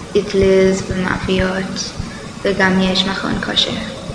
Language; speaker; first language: Hebrew; non-native, learner; English